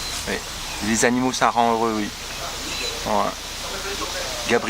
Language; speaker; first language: French; native; French